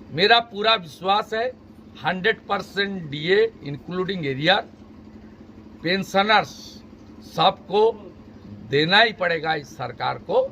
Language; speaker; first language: Hindi; non-native, local second language; Bangla